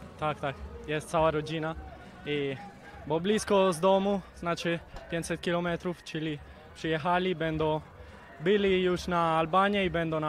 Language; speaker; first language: Polish; early bilingual, heritage; Polish